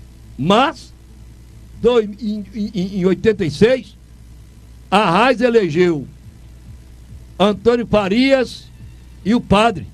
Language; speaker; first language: Portuguese; native; Portuguese